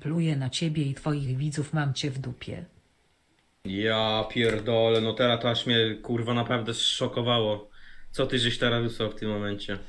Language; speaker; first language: Polish; native; Polish